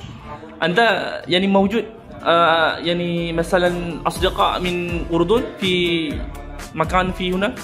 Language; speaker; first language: Arabic; non-native, learner; Malay